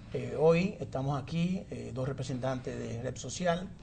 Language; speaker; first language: Spanish; native; Spanish